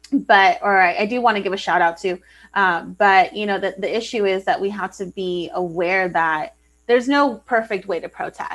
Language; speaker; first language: English; early bilingual, other home language; Spanish